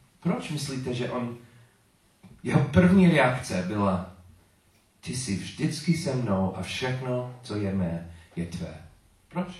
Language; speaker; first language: Czech; non-native, learner; English